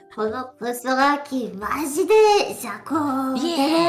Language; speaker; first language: Japanese; non-native, learner; Korean